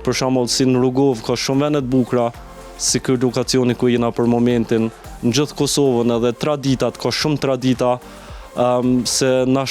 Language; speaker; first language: Albanian; early bilingual, heritage; Albanian